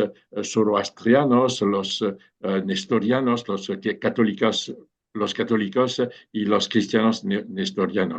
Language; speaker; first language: Spanish; non-native, fluent; French